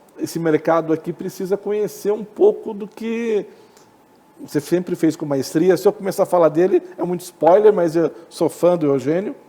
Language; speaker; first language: Portuguese; native; Portuguese